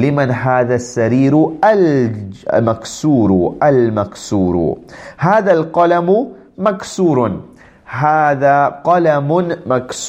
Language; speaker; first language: Arabic; non-native, fluent; English